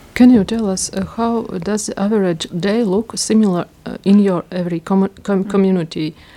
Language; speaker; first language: English; non-native, fluent; Latvian